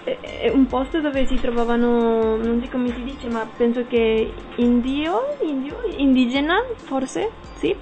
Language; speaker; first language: Italian; non-native, learner; Spanish